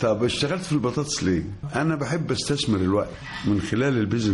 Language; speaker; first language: Arabic; native; Arabic